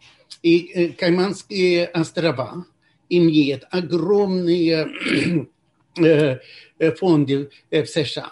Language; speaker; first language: Russian; non-native, fluent; Swedish